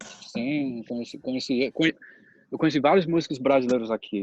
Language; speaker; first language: Portuguese; non-native, fluent; English